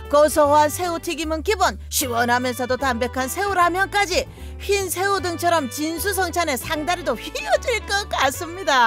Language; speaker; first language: Korean; native; Korean